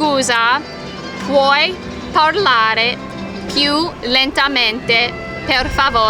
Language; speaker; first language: Italian; non-native, fluent; English